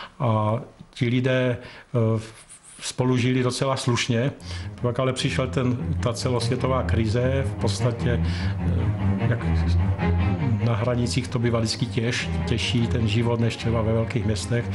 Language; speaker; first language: Czech; native; Czech